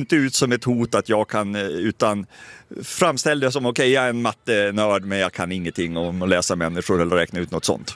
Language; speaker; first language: Swedish; native; Swedish